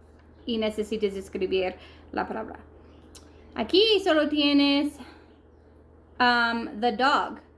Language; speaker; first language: Spanish; non-native, learner; English